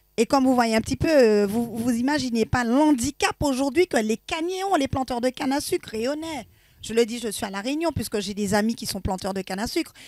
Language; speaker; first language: French; native; French